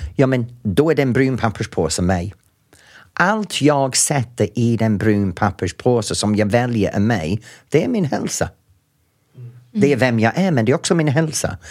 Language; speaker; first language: Swedish; non-native, fluent; English